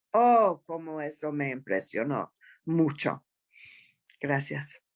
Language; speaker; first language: Spanish; non-native, fluent; English